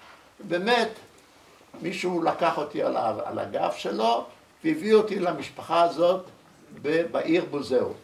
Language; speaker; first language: Hebrew; early bilingual, other home language; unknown